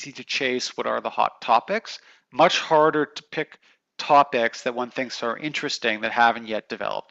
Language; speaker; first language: English; native; English